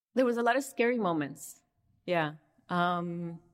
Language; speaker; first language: English; early bilingual, other home language; Spanish